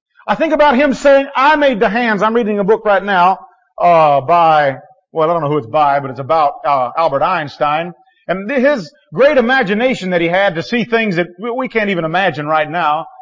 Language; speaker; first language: English; native; English